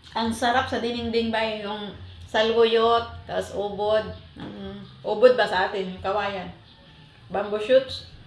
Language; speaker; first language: Filipino; non-native, local second language; Cebuano